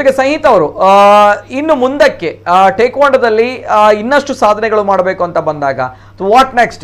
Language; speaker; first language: Kannada; native; Kannada